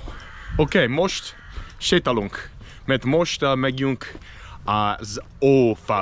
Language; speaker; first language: Hungarian; non-native, learner; English